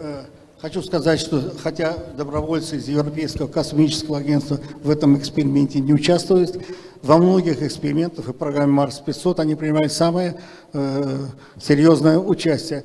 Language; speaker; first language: Russian; native; Russian